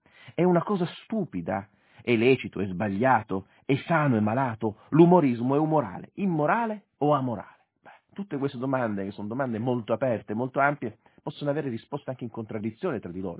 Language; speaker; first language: Italian; native; Italian